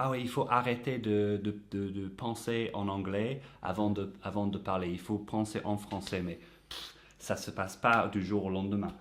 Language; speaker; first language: French; non-native, fluent; English